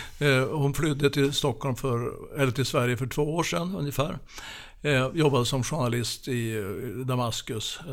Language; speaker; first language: Swedish; native; Swedish